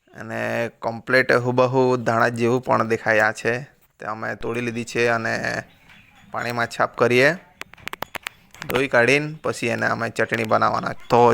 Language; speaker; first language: Gujarati; non-native, local second language; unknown